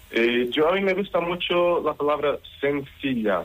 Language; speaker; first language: Spanish; non-native, learner; Portuguese